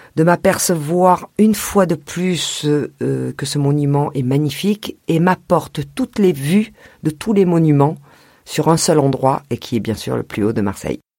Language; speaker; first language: French; native; French